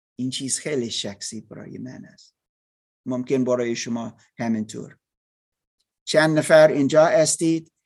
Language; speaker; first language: Persian; non-native, learner; German